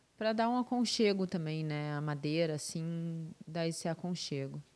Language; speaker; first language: Portuguese; native; Portuguese